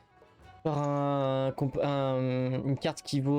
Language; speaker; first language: French; native; French